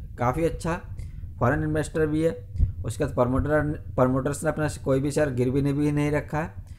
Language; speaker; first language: Hindi; native; Hindi